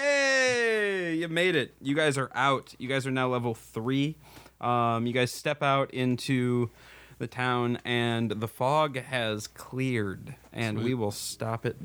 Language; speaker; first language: English; native; English